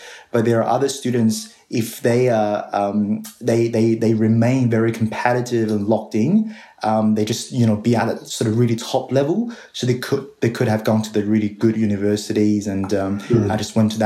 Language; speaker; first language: English; non-native, fluent; Chinese